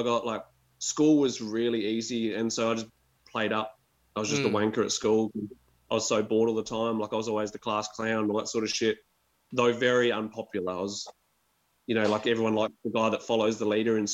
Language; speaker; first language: English; native; English